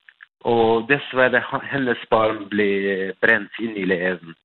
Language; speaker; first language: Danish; non-native, fluent; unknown